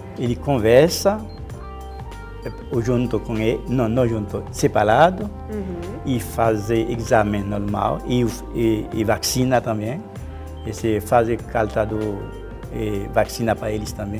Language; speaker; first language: Portuguese; non-native, learner; Haitian Creole